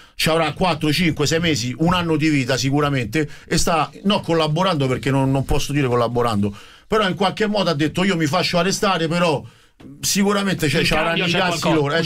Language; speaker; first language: Italian; native; Italian